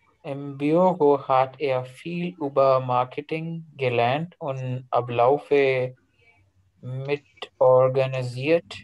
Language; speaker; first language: German; non-native, learner; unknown